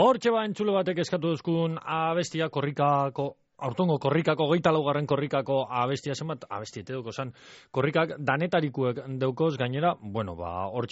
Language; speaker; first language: Basque; native; Basque